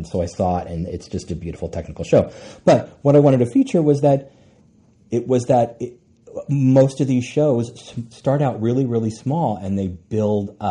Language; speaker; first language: English; native; English